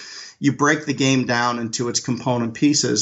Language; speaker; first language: English; native; English